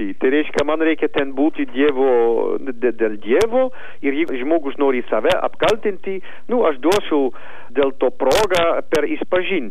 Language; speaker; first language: Lithuanian; non-native, learner; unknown